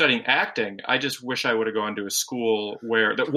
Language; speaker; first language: English; native; English